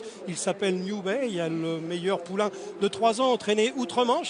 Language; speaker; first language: French; native; French